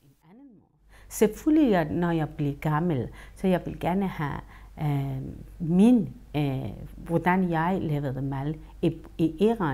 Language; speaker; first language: Danish; non-native, fluent; Persian